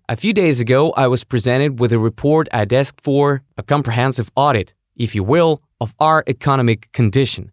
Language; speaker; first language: English; non-native, fluent; Russian